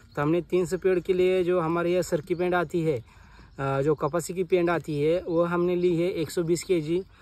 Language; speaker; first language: Hindi; non-native, local second language; Marathi